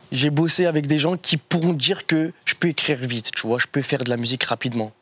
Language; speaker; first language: French; native; French